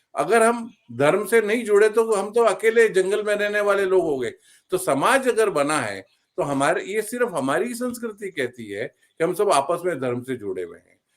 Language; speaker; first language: Hindi; native; Hindi